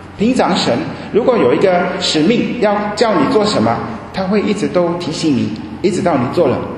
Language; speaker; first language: Chinese; non-native, fluent; German